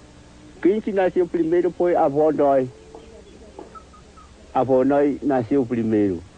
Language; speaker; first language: Portuguese; non-native, local second language; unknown